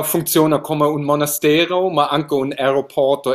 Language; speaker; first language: Italian; non-native, learner; German